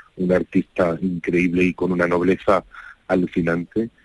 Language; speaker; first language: Spanish; native; Spanish